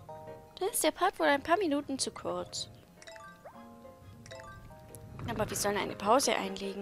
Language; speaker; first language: German; native; German